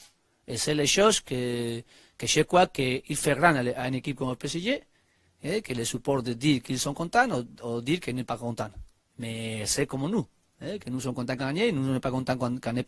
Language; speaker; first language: French; non-native, learner; Spanish